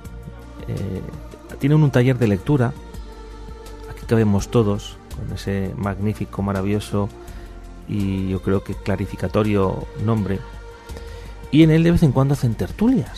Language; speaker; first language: Spanish; native; Spanish